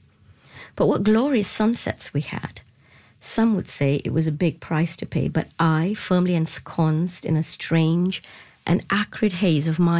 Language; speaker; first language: English; non-native, local second language; Tamil